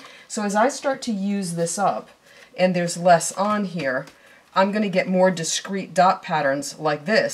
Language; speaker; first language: English; native; English